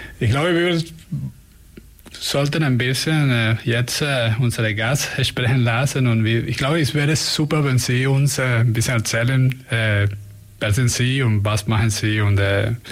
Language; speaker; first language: German; non-native, learner; Spanish